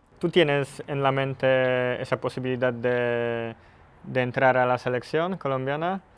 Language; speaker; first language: Spanish; non-native, fluent; Polish